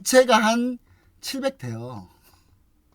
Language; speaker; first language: Korean; native; Korean